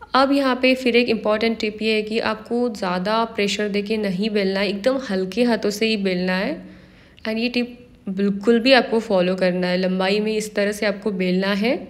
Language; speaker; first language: Hindi; non-native, local second language; Marathi